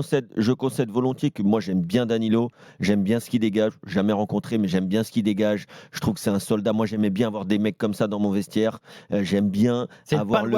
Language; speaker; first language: French; native; French